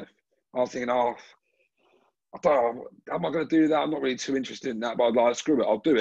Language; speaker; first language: English; native; English